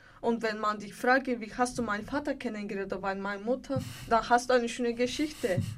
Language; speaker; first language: German; non-native, learner; Bulgarian